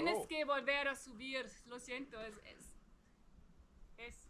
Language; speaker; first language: Spanish; non-native, fluent; French